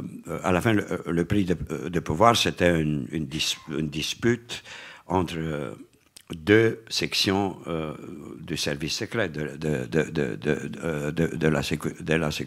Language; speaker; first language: French; non-native, fluent; Romanian